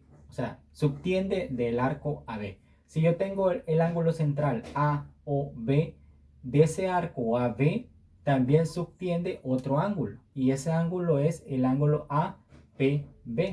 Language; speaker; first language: Spanish; native; Spanish